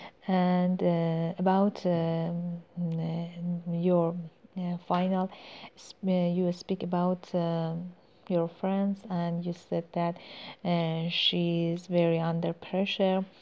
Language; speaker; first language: English; non-native, learner; Persian